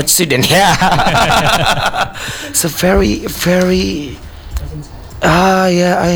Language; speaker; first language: English; non-native, learner; Indonesian